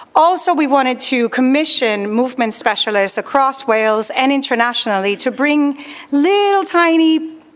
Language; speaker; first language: English; non-native, fluent; Spanish